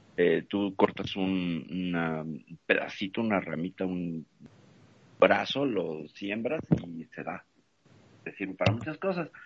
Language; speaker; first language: Spanish; native; Spanish